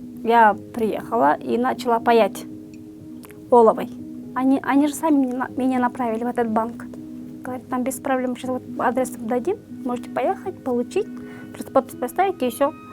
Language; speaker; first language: Russian; non-native, local second language; Kyrgyz